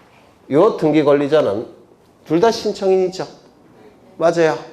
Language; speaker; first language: Korean; native; Korean